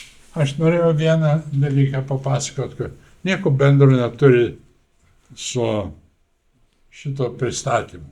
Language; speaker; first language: Lithuanian; native; Lithuanian